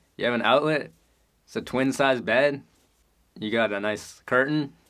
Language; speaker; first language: English; native; English